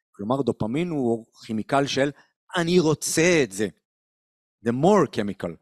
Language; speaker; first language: Hebrew; native; Hebrew